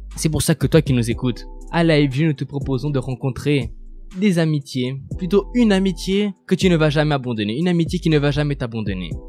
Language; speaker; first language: French; non-native, fluent; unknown